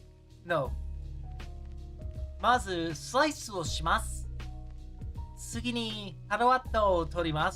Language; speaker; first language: Japanese; non-native, learner; English